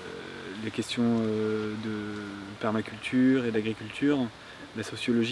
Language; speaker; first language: French; native; French